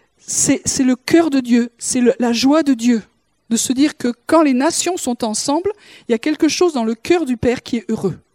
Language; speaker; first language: French; native; French